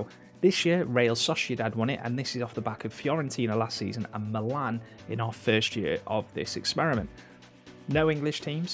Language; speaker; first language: English; native; English